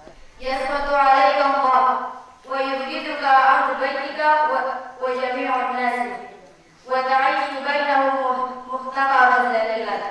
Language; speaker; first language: Arabic; non-native, learner; Indonesian